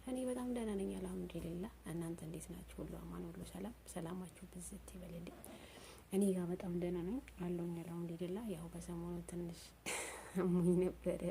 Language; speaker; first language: Amharic; non-native, local second language; Oromo